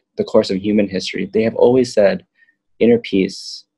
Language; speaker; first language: English; native; English